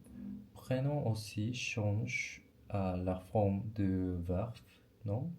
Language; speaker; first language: French; non-native, learner; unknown